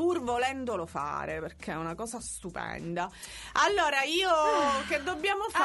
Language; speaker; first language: Italian; native; Italian